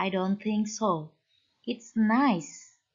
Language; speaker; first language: English; non-native, fluent; Indonesian